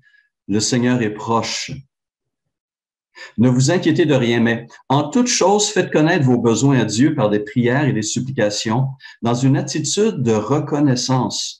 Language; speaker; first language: French; native; French